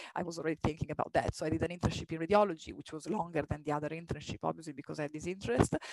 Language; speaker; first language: English; non-native, fluent; Italian